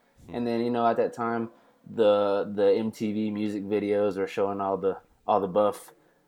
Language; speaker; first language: English; native; English